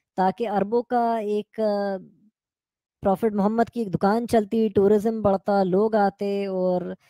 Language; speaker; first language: Hindi; native; Hindi